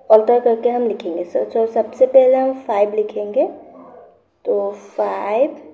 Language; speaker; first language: Hindi; non-native, local second language; Assamese